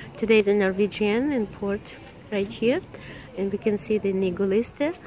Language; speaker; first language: English; non-native, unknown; Russian